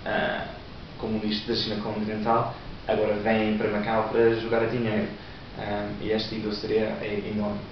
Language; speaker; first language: Portuguese; non-native, learner; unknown